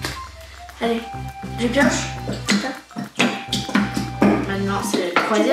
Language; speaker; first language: French; native; French